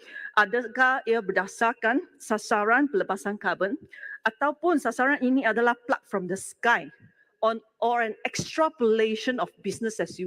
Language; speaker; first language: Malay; non-native, local second language; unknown